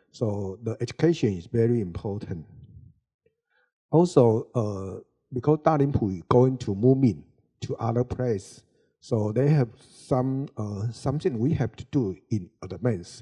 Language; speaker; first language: English; non-native, learner; Chinese